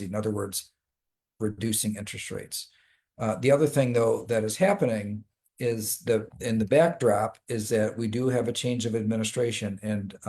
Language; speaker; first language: English; native; English